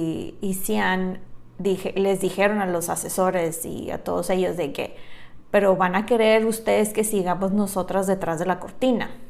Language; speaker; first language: Spanish; native; Spanish